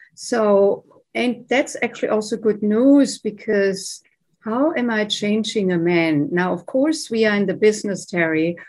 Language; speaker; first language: English; non-native, fluent; German